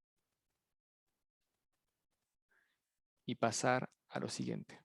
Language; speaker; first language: Spanish; native; Spanish